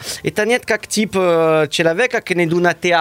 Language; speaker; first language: Russian; non-native, learner; French